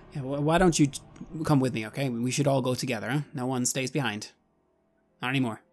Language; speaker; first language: English; non-native, fluent; Swedish